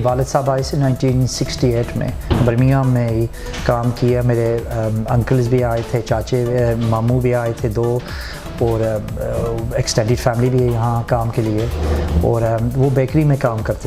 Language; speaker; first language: Hindi; early bilingual, heritage; Hindi